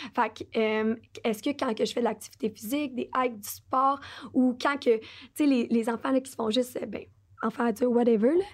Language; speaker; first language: French; native; French